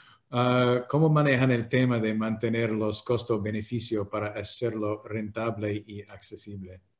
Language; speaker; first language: Spanish; non-native, fluent; English